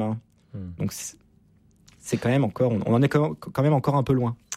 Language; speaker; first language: French; native; French